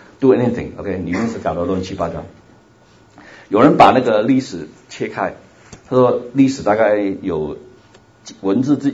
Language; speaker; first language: Chinese; non-native, local second language; Cantonese